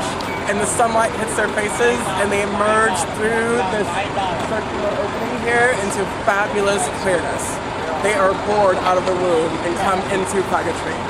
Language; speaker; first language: English; native; English